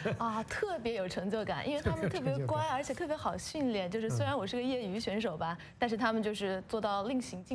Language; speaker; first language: Chinese; native; Chinese